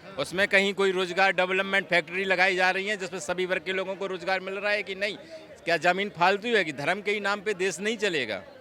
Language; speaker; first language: Hindi; native; Hindi